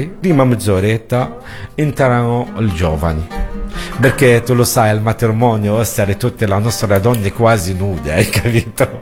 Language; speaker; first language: Italian; non-native, learner; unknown